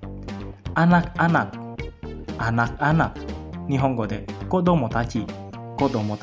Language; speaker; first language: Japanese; non-native, fluent; Indonesian